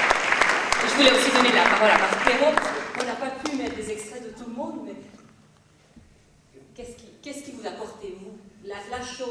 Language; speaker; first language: French; native; French